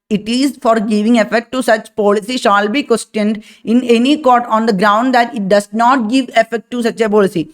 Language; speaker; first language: English; non-native, local second language; Malayalam